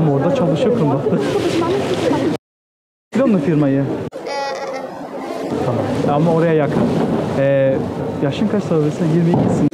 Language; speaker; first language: Turkish; early bilingual, heritage; Turkish